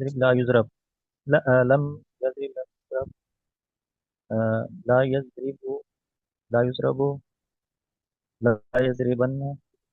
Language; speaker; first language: Arabic; non-native, learner; Urdu